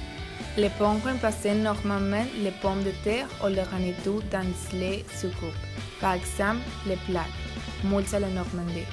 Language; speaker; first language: French; non-native, learner; Spanish